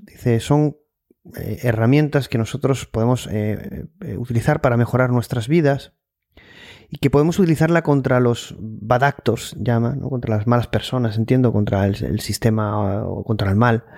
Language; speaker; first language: Spanish; native; Spanish